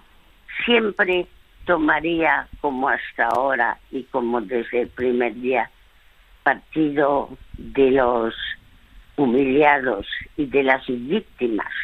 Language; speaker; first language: Spanish; early bilingual, other home language; French